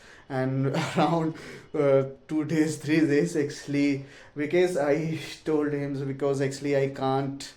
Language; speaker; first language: English; non-native, learner; Hindi